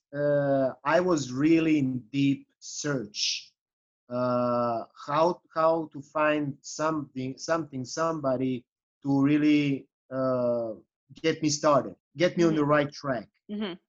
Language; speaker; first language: English; non-native, fluent; Serbian